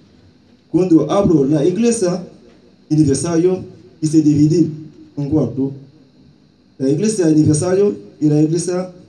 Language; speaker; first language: Spanish; non-native, learner; Haitian Creole